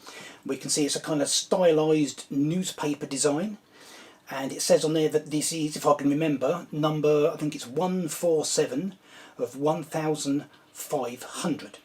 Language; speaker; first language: English; native; English